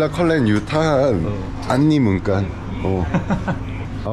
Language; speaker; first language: Thai; non-native, learner; Korean